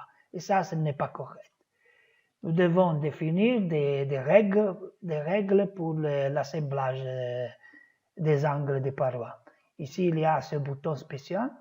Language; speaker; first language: French; non-native, fluent; Italian